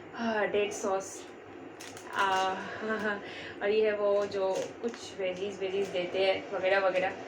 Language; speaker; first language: Hindi; non-native, local second language; Bangla